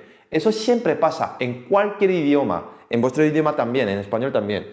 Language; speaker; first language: Spanish; non-native, fluent; Korean